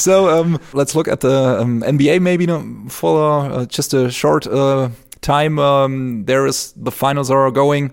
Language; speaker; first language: English; non-native, fluent; German